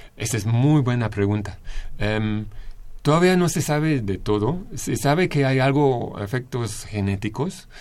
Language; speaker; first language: Spanish; non-native, fluent; English